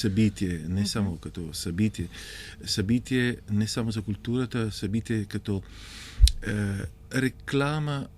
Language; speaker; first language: Bulgarian; non-native, fluent; Italian